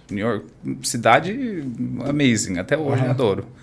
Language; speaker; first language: Portuguese; non-native, fluent; English